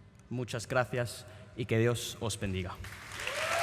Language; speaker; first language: Spanish; non-native, fluent; Filipino